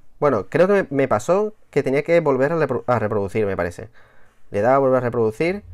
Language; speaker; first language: Spanish; native; Spanish